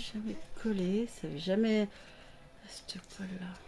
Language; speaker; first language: French; native; French